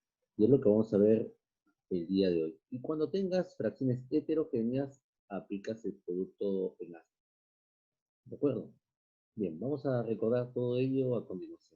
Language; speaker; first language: Spanish; native; Spanish